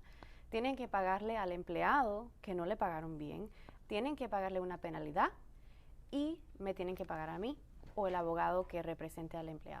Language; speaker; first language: Spanish; early bilingual, other home language; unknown